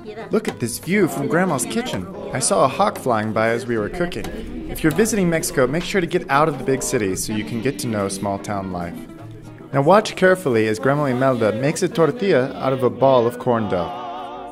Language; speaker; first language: English; native; English